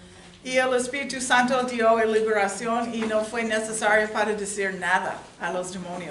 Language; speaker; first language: Spanish; non-native, learner; English